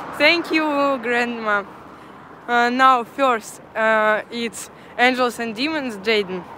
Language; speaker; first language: English; non-native, learner; Russian